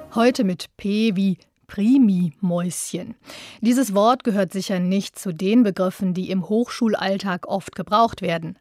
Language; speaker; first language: German; native; German